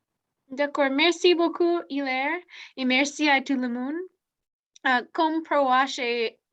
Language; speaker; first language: French; non-native, fluent; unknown